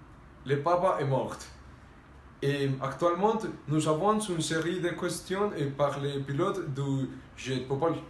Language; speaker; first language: French; non-native, learner; Spanish